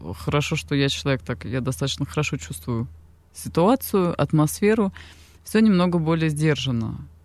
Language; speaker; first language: Russian; non-native, local second language; Armenian